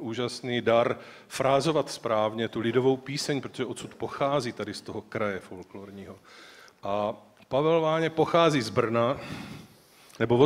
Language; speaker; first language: Czech; native; Czech